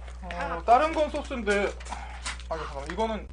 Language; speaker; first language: Korean; native; Korean